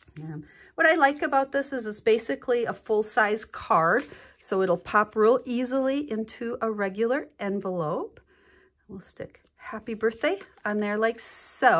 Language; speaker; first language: English; native; English